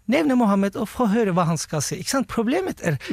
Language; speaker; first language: Norwegian; non-native, fluent; Turkish